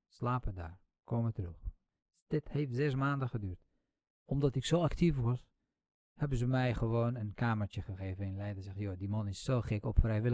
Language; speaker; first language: Dutch; non-native, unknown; Kurdish